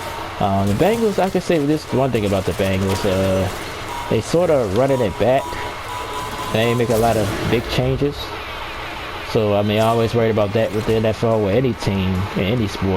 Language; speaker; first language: English; native; English